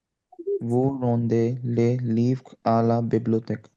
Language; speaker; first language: French; non-native, learner; Punjabi